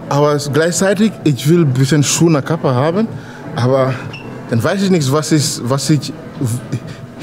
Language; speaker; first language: German; non-native, fluent; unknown